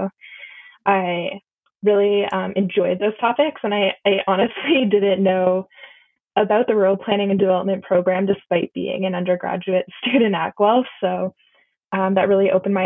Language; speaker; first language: English; native; English